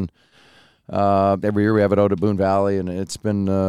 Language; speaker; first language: English; native; English